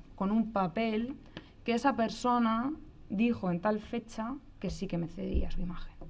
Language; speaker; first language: Spanish; native; Spanish